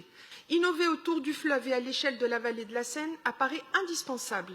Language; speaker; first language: French; native; French